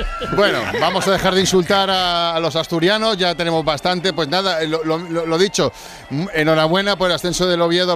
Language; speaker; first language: Spanish; native; Spanish